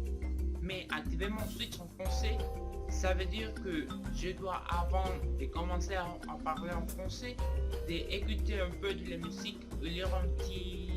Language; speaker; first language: French; non-native, learner; Spanish